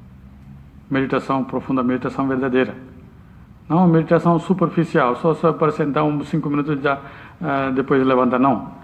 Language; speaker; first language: Portuguese; non-native, learner; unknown